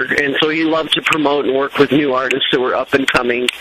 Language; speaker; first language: English; native; English